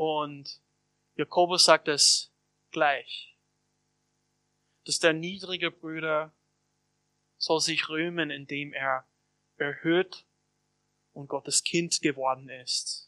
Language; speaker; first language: German; non-native, fluent; English